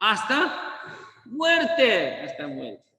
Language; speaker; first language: Spanish; non-native, learner; Korean